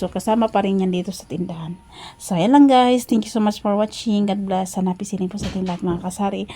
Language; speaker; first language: Filipino; non-native, local second language; Cebuano